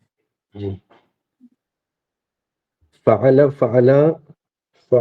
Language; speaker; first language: Arabic; non-native, learner; Urdu